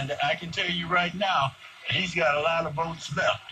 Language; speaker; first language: English; native; English